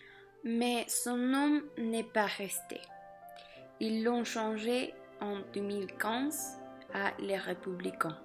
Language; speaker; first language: French; non-native, learner; Spanish